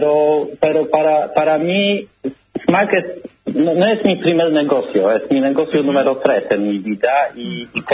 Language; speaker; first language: Spanish; non-native, learner; Polish